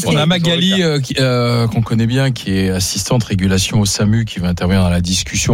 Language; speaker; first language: French; native; French